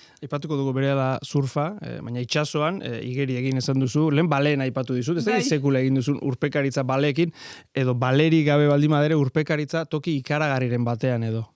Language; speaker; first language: Basque; native; Basque